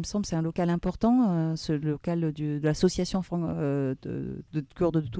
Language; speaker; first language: French; native; French